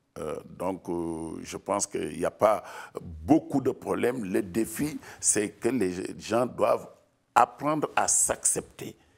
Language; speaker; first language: French; non-native, local second language; Wolof